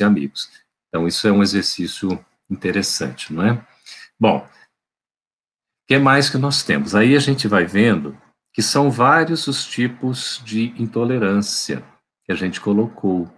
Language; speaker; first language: Portuguese; native; Portuguese